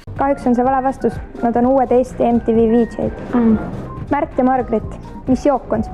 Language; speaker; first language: Estonian; native; Estonian